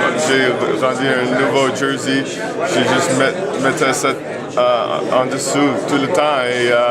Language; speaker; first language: French; non-native, local second language; English